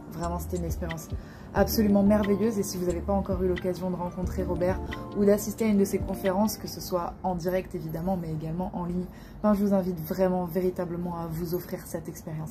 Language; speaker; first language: French; native; French